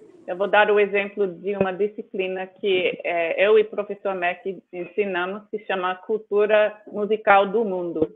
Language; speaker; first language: Portuguese; non-native, fluent; English